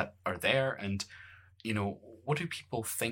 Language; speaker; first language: English; native; English